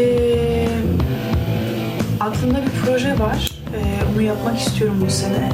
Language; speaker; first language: Turkish; early bilingual, heritage; Turkish